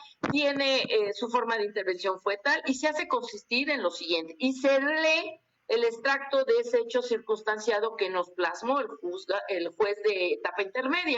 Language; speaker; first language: Spanish; native; Spanish